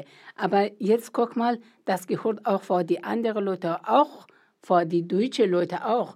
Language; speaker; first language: German; non-native, learner; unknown